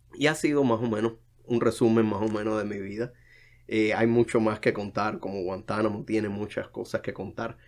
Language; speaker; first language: Spanish; native; Spanish